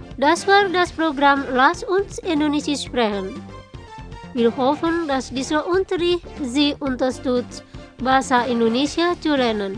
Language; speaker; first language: German; non-native, fluent; Indonesian